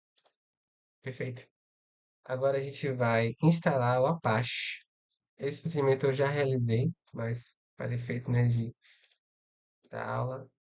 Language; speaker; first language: Portuguese; native; Portuguese